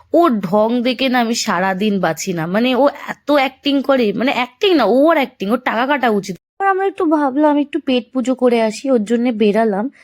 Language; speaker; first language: Bangla; non-native, local second language; Hindi